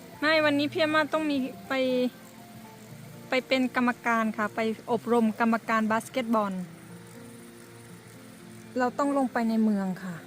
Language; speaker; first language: Thai; native; Thai